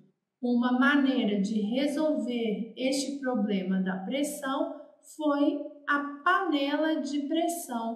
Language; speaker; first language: Portuguese; native; Portuguese